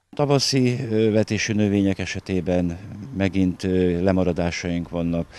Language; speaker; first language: Hungarian; native; Hungarian